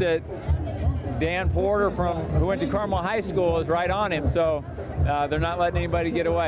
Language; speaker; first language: English; native; English